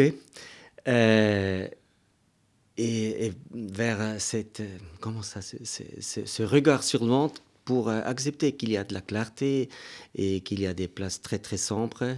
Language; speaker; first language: French; non-native, local second language; German